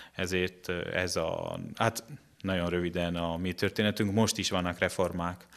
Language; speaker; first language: Hungarian; non-native, fluent; Italian